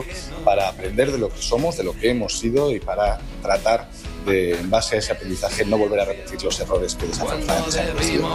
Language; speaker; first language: Spanish; native; Spanish